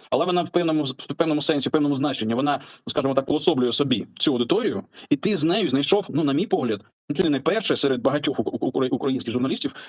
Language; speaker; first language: Ukrainian; non-native, local second language; Russian